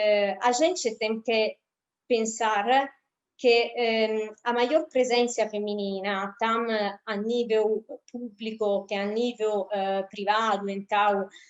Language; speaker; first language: Portuguese; non-native, fluent; Italian